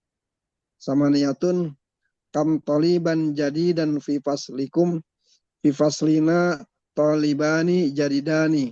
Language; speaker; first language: Arabic; non-native, learner; Indonesian